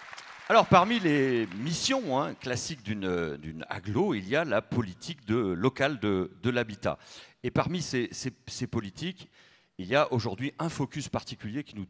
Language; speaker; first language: French; native; French